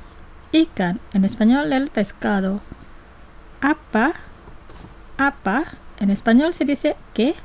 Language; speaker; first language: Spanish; non-native, fluent; Indonesian